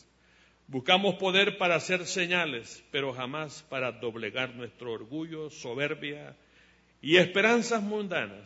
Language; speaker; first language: Spanish; native; Spanish